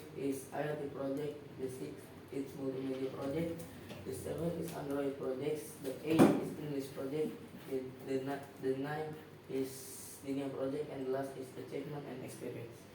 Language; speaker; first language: English; non-native, learner; Indonesian